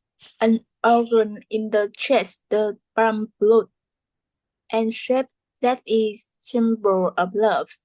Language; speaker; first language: English; non-native, learner; Vietnamese